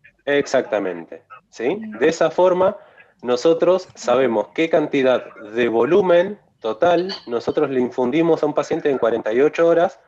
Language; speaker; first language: Spanish; native; Spanish